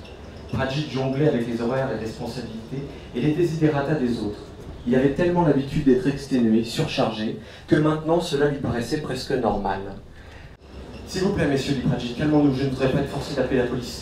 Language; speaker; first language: French; native; French